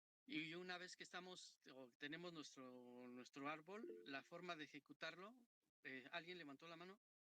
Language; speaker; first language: Spanish; native; Spanish